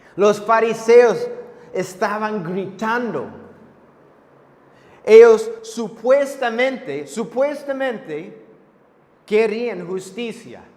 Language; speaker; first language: Spanish; non-native, fluent; English